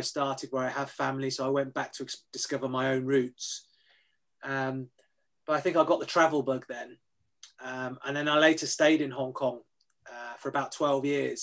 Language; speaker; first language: English; native; English